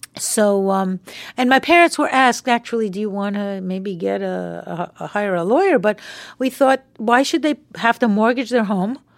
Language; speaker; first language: English; native; English